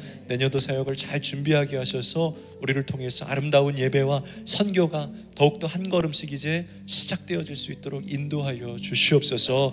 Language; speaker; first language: Korean; native; Korean